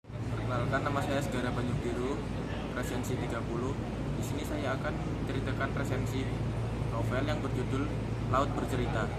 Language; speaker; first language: Indonesian; native; Indonesian